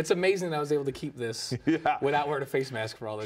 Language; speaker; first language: English; native; English